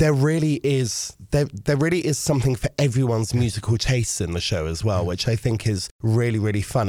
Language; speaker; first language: English; native; English